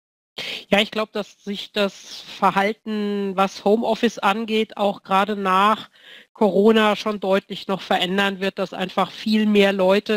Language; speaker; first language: German; native; German